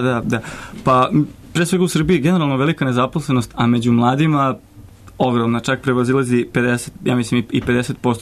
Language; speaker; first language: Serbian; native; Serbian